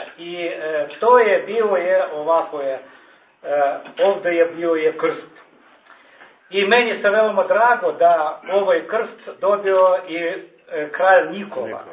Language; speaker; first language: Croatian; non-native, learner; Russian